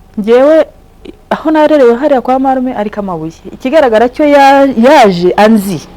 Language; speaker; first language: Kinyarwanda; early bilingual, heritage; Kinyarwanda